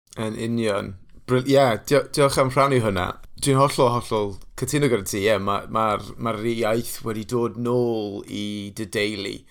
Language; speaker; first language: Welsh; non-native, local second language; English